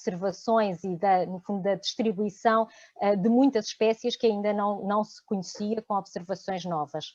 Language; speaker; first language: Portuguese; native; Portuguese